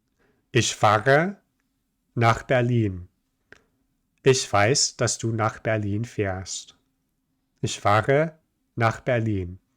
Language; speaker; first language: German; non-native, fluent; English